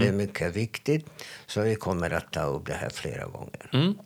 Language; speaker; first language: Swedish; non-native, fluent; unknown